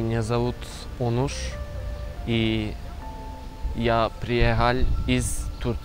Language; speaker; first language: Russian; non-native, learner; Turkish